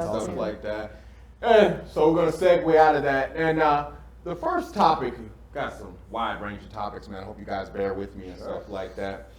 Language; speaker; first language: English; native; English